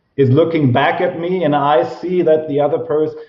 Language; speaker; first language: English; non-native, fluent; German